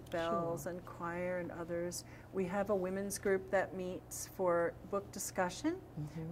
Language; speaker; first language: English; native; English